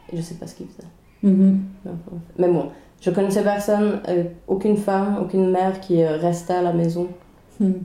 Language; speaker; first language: French; early bilingual, other home language; Swedish